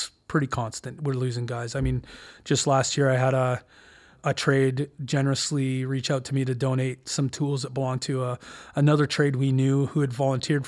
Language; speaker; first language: English; native; English